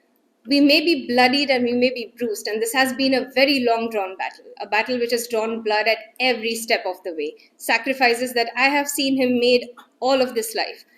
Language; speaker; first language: English; non-native, local second language; Gujarati